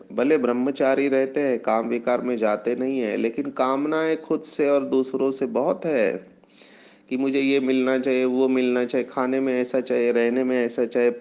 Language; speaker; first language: Hindi; non-native, local second language; Marathi